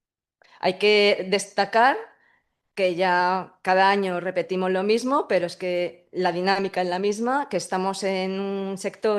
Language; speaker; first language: Spanish; native; Spanish